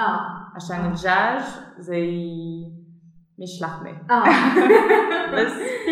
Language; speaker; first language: Arabic; non-native, learner; German